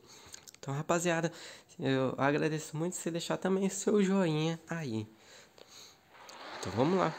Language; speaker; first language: Portuguese; native; Portuguese